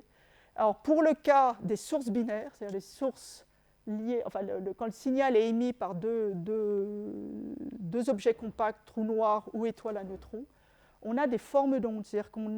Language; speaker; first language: French; native; French